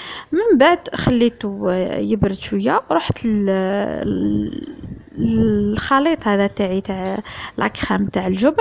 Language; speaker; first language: Arabic; native; Arabic